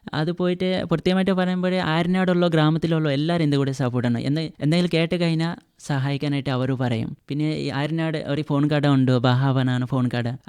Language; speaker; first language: Malayalam; non-native, fluent; Assamese